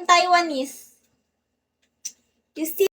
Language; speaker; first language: English; non-native, local second language; Filipino